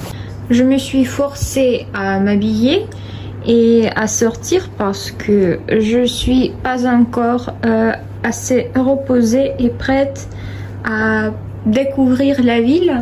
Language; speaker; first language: French; non-native, fluent; Russian